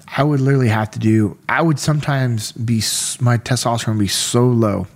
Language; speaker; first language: English; native; English